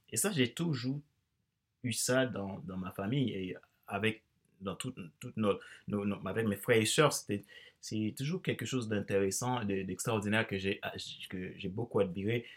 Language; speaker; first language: French; non-native, local second language; Haitian Creole